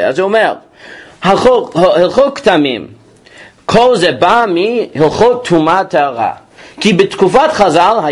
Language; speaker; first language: Hebrew; non-native, fluent; English